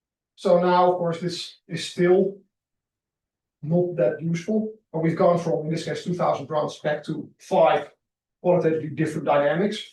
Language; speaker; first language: English; non-native, fluent; Dutch